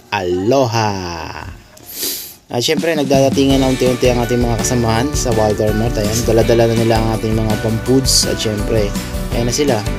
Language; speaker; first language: Filipino; non-native, local second language; Cebuano